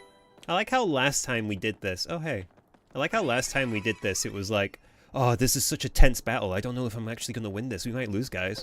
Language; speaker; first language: English; native; English